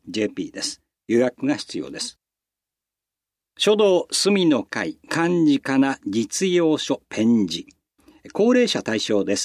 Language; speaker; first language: Japanese; native; Japanese